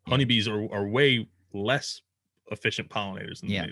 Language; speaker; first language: English; native; English